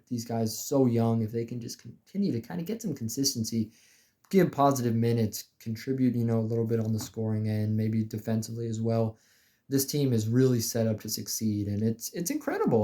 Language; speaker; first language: English; native; English